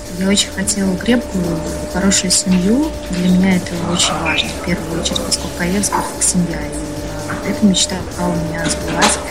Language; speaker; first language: Russian; non-native, local second language; Uzbek